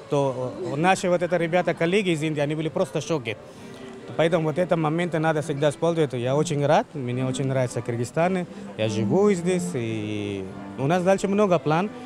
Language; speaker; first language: Russian; non-native, learner; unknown